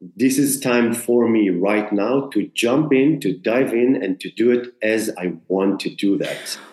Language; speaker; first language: English; non-native, fluent; Hebrew